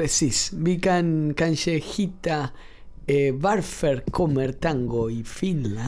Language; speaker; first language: Swedish; non-native, learner; Spanish